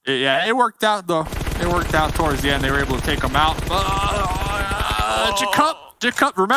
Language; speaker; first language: English; native; English